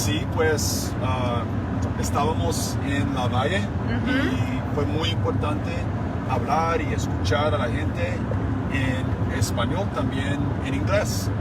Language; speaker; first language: Spanish; non-native, fluent; English